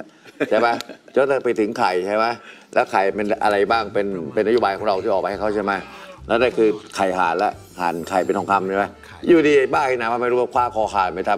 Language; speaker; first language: Thai; native; Thai